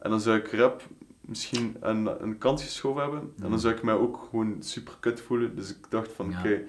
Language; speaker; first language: Dutch; native; Dutch